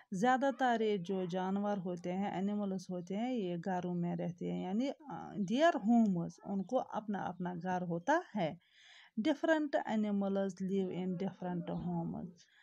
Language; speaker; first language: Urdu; non-native, local second language; Kashmiri